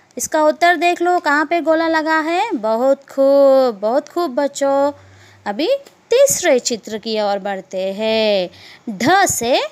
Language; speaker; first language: Hindi; non-native, local second language; Telugu